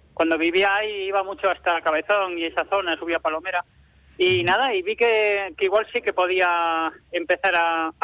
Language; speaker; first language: Spanish; native; Spanish